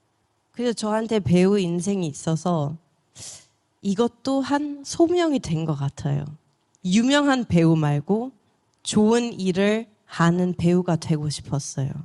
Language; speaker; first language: Korean; non-native, fluent; German